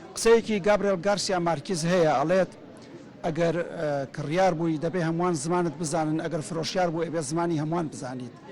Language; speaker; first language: Central Kurdish; native; Central Kurdish